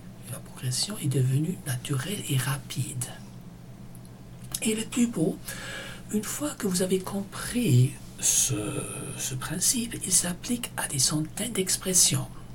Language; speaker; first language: French; non-native, fluent; German